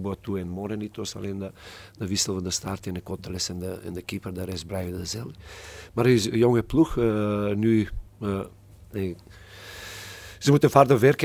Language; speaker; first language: Dutch; non-native, fluent; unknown